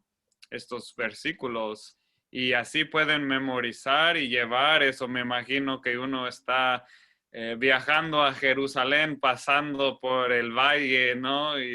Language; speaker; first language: Spanish; non-native, fluent; English